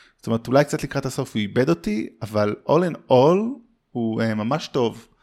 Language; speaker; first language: Hebrew; early bilingual, heritage; Hebrew